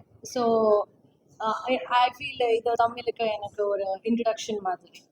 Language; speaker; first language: Tamil; non-native, fluent; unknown